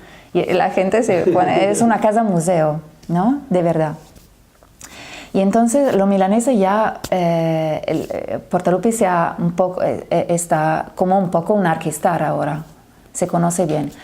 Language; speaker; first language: Spanish; non-native, fluent; Italian